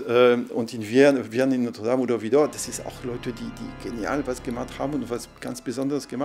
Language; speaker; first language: German; non-native, fluent; French